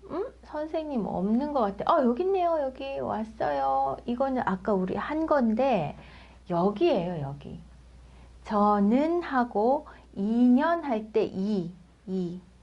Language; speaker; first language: Korean; native; Korean